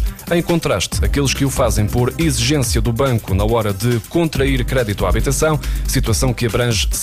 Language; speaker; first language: Portuguese; native; Portuguese